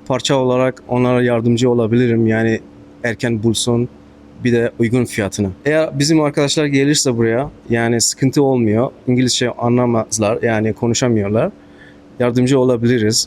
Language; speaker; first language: Turkish; non-native, learner; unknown